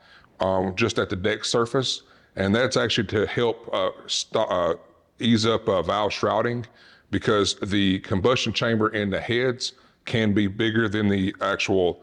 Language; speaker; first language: English; native; English